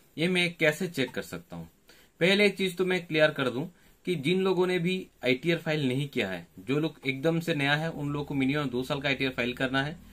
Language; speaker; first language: Hindi; non-native, local second language; Bangla